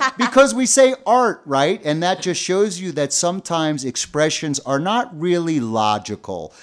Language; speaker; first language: English; native; English